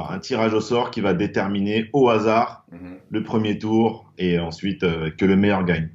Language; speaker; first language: French; native; French